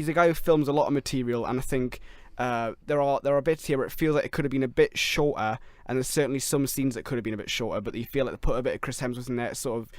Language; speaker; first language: English; native; English